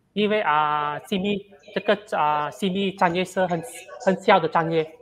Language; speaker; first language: Chinese; non-native, learner; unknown